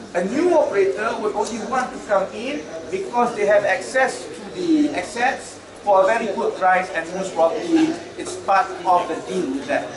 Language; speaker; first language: English; non-native, local second language; Malay